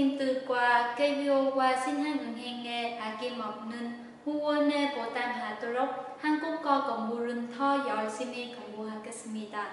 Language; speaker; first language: Korean; non-native, learner; Vietnamese